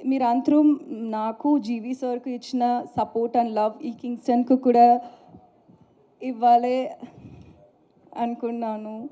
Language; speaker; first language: Telugu; non-native, learner; Tamil